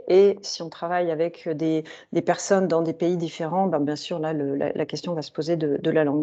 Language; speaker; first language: French; native; French